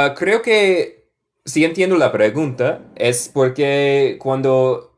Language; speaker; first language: Spanish; non-native, learner; English